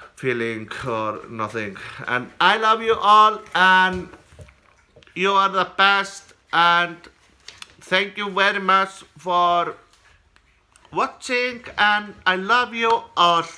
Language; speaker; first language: English; non-native, learner; Icelandic